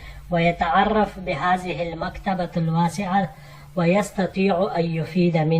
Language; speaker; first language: Arabic; non-native, fluent; Urdu